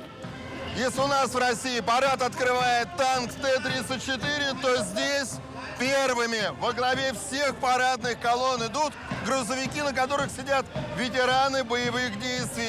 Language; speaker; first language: Russian; native; Russian